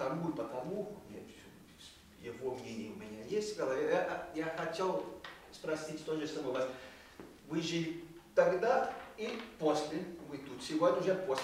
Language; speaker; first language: Russian; non-native, fluent; Portuguese